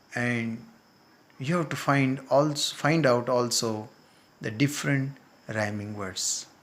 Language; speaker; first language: English; non-native, local second language; Marathi